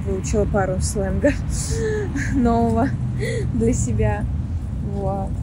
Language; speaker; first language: Russian; native; Russian